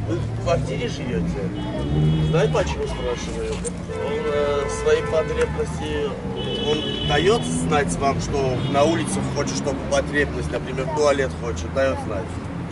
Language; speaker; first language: Russian; non-native, learner; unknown